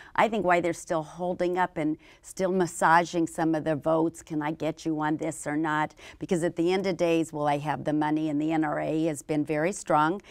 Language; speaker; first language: English; native; English